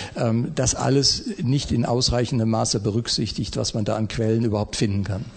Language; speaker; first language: German; native; German